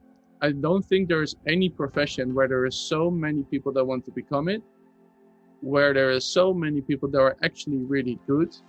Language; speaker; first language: English; non-native, fluent; Dutch